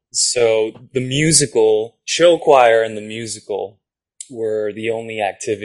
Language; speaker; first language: English; non-native, fluent; Japanese